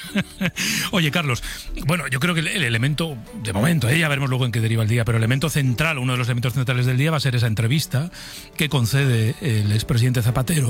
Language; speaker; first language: Spanish; native; Spanish